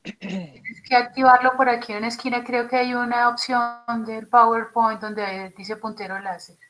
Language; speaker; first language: Spanish; native; Spanish